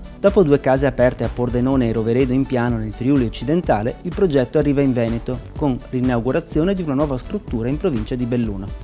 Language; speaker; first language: Italian; native; Italian